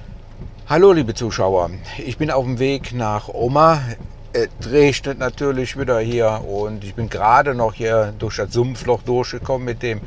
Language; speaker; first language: German; native; German